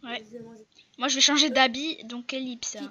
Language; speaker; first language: French; native; French